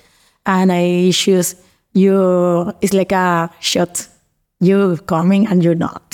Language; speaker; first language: English; non-native, learner; Spanish